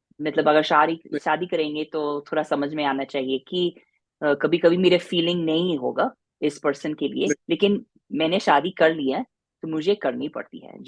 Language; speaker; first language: Hindi; non-native, fluent; English